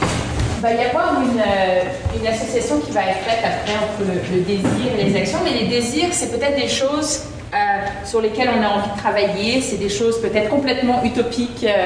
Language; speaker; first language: French; native; French